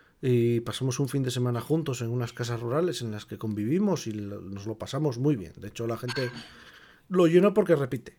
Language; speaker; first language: Spanish; native; Spanish